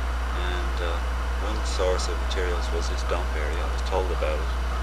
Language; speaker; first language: English; native; English